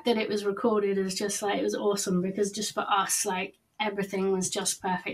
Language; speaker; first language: English; native; English